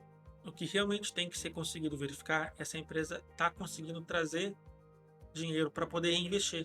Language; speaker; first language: Portuguese; native; Portuguese